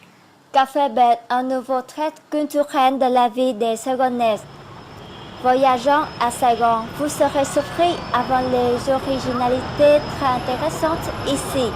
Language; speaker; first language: French; non-native, local second language; Vietnamese